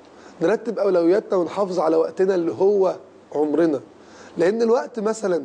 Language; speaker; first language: Arabic; native; Arabic